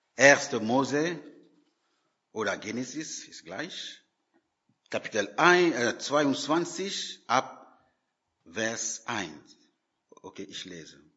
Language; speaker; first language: German; non-native, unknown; French